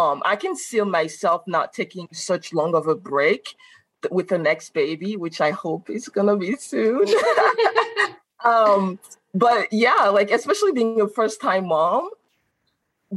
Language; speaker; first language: English; non-native, fluent; French